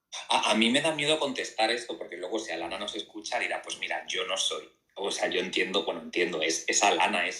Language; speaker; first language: Spanish; native; Spanish